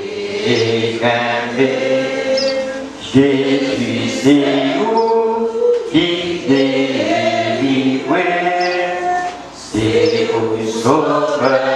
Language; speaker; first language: French; non-native, local second language; Haitian Creole